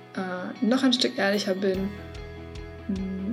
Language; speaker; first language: German; native; German